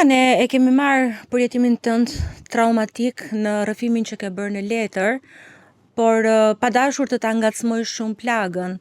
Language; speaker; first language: Albanian; native; Albanian